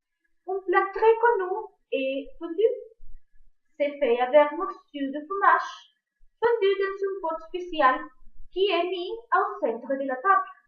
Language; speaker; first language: French; non-native, learner; Spanish